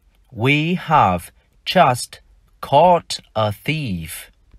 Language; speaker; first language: English; non-native, fluent; Vietnamese